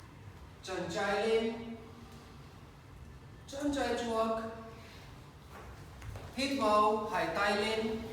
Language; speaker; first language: Vietnamese; non-native, learner; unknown